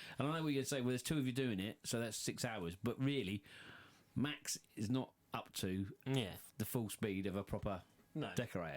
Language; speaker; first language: English; native; English